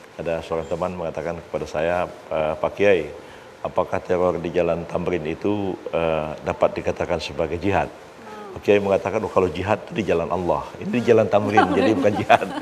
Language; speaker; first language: Indonesian; native; Indonesian